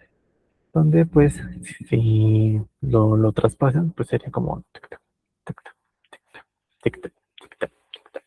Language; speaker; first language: Spanish; native; Spanish